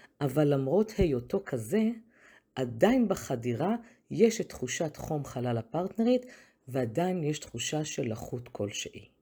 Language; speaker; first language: Hebrew; native; Hebrew